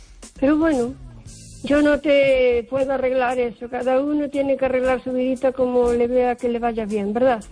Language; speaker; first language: Spanish; non-native, local second language; Galician